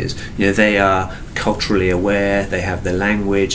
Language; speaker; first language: English; native; English